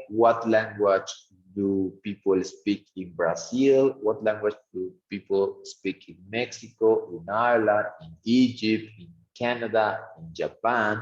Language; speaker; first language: English; non-native, fluent; Spanish